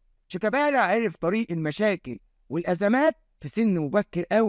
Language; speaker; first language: Arabic; native; Arabic